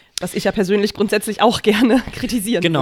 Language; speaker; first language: German; native; German